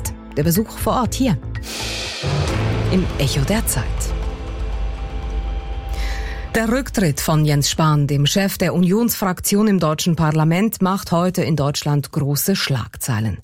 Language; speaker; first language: German; native; German